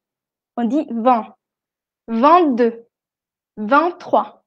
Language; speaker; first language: French; non-native, fluent; Spanish